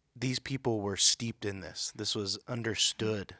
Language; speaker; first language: English; native; English